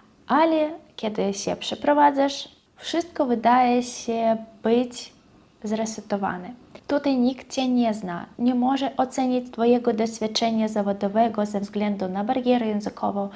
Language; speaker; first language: Polish; non-native, fluent; Russian